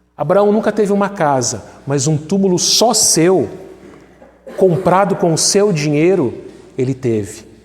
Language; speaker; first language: Portuguese; native; Portuguese